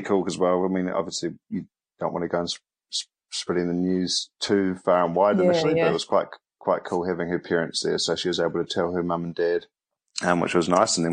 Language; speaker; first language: English; native; English